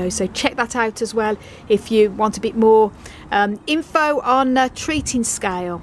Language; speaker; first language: English; native; English